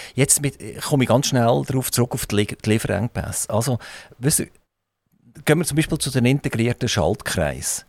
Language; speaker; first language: German; native; German